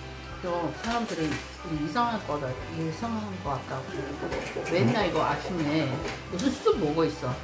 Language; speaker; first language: Korean; non-native, fluent; Chinese